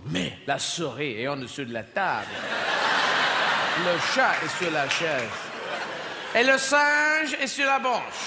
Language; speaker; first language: French; non-native, learner; English